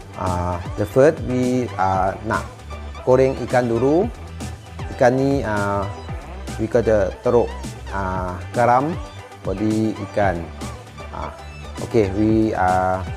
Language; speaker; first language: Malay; non-native, learner; Thai